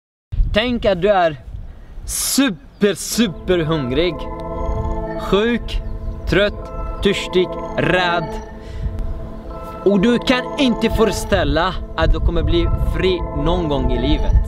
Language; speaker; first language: Swedish; non-native, fluent; Arabic